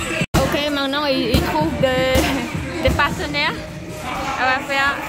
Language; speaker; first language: French; non-native, learner; Khmer